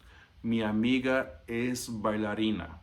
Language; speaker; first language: Spanish; non-native, fluent; English